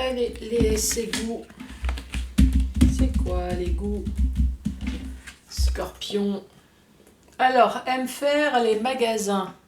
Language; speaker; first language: French; native; French